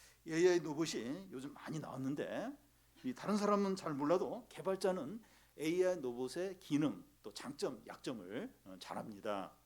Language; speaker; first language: Korean; native; Korean